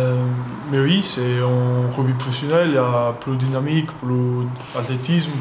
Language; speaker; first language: French; non-native, learner; Portuguese